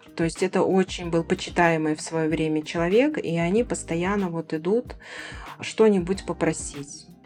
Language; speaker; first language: Russian; native; Russian